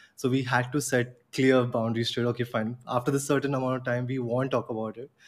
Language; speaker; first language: English; non-native, local second language; Gujarati